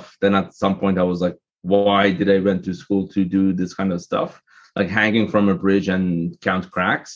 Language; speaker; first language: English; non-native, fluent; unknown